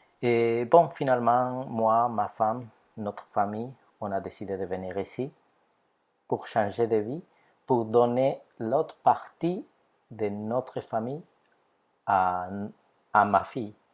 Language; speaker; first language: French; non-native, fluent; Spanish